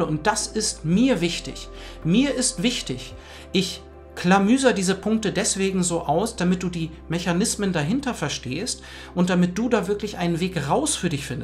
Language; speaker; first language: German; native; German